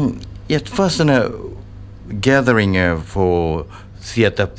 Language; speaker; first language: English; non-native, learner; Japanese